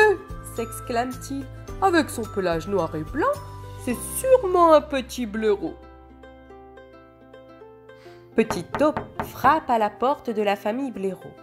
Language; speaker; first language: French; native; French